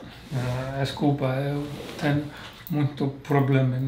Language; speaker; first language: Portuguese; non-native, learner; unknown